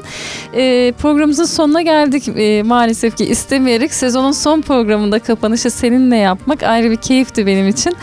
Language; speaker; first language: Turkish; native; Turkish